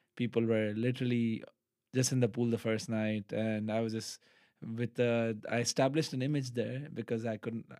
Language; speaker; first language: English; non-native, local second language; Urdu